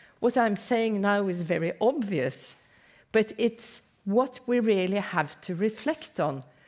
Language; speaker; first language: English; non-native, fluent; Norwegian